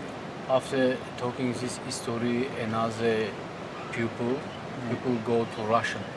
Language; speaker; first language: English; non-native, learner; Tajik